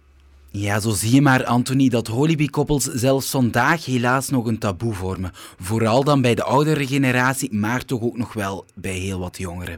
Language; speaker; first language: Dutch; native; Dutch